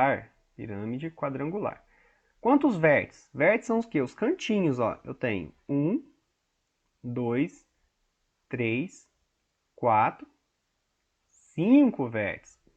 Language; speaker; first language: Portuguese; native; Portuguese